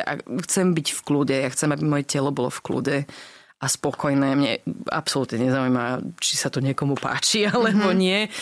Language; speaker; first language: Slovak; early bilingual, other home language; English